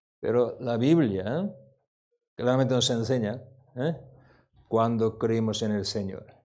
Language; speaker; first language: Spanish; non-native, learner; Korean